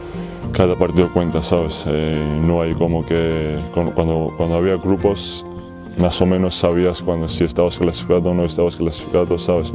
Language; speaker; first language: Spanish; non-native, fluent; Georgian